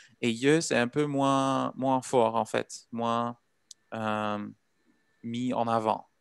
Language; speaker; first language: French; non-native, fluent; Dutch